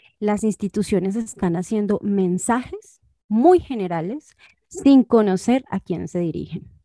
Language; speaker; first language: Spanish; native; Spanish